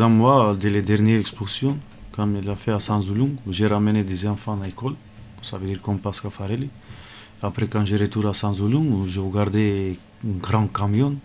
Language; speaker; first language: French; non-native, learner; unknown